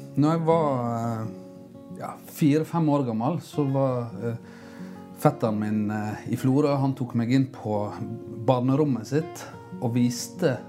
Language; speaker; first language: Norwegian; native; Norwegian